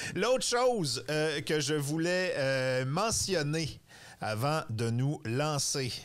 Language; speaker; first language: French; native; French